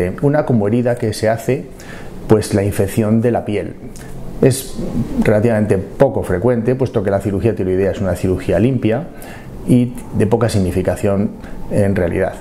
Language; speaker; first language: Spanish; native; Spanish